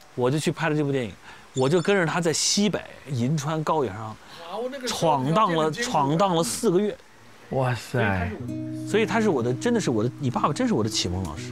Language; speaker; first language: Chinese; native; Chinese